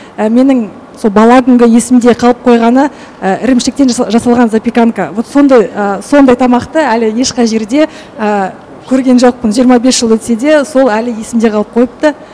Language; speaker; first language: Kazakh; native; Kazakh